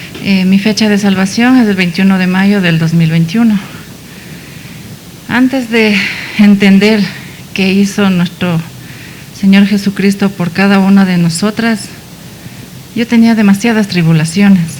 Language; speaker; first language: Spanish; native; Spanish